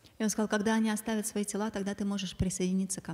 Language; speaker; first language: Russian; native; Russian